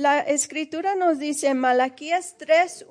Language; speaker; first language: Spanish; early bilingual, heritage; Spanish